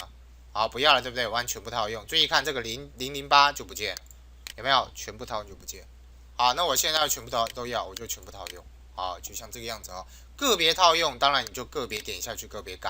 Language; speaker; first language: Chinese; native; Chinese